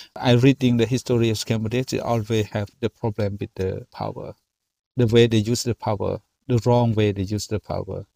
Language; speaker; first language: English; non-native, learner; Khmer